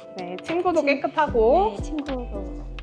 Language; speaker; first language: Korean; native; Korean